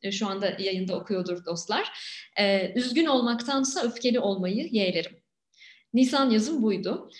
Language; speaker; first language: Turkish; native; Turkish